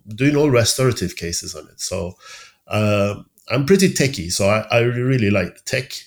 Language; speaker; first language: English; early bilingual, other home language; Persian